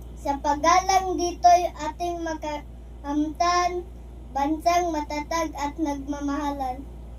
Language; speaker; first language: Filipino; non-native, local second language; Cebuano